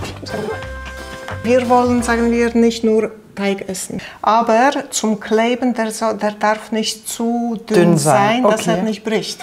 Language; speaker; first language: German; non-native, fluent; Polish